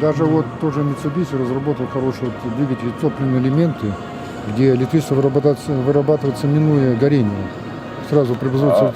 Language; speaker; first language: Russian; native; Russian